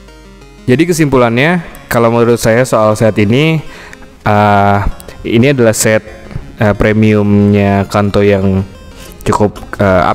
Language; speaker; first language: Indonesian; native; Indonesian